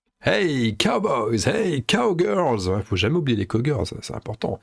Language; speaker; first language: French; native; French